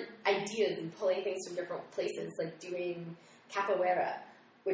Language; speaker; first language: English; native; English